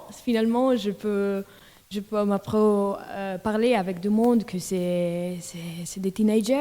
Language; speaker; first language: French; non-native, local second language; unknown